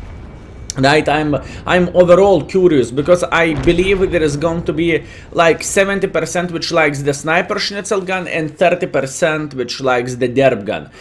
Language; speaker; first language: English; non-native, fluent; Lithuanian